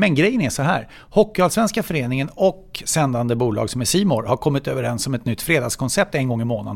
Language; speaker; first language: Swedish; native; Swedish